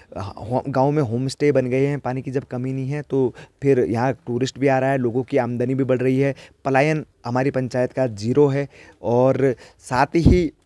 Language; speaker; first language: Hindi; native; Hindi